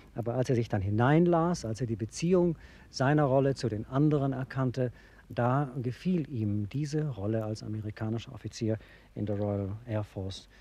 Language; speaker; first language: German; native; German